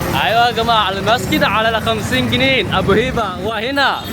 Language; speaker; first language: Arabic; non-native, fluent; Chinese